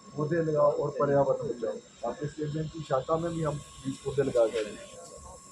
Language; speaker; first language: Hindi; non-native, local second language; Punjabi